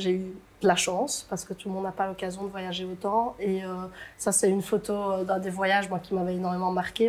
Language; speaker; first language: French; native; French